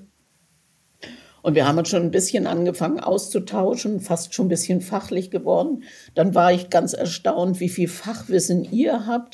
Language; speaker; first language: German; native; German